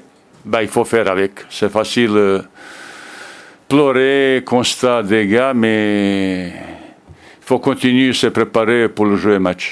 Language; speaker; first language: French; non-native, fluent; Bosnian